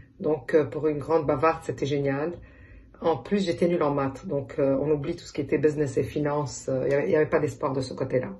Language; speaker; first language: French; non-native, local second language; Arabic